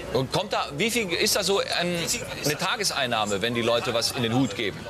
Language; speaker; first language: German; native; German